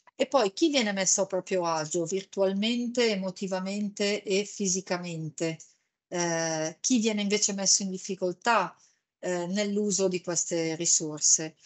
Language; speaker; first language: Italian; native; Italian